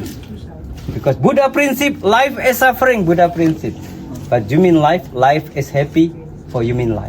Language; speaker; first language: English; non-native, learner; Indonesian